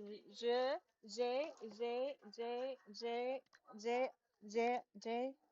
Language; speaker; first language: French; non-native, learner; Chinese